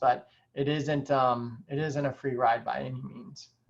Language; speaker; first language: English; native; English